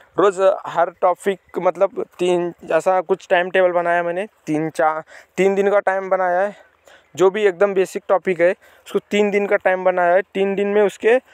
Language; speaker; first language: Hindi; non-native, local second language; Marathi